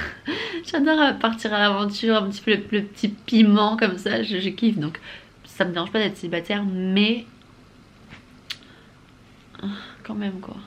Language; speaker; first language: French; native; French